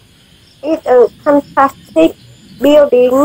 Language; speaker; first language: English; non-native, learner; Khmer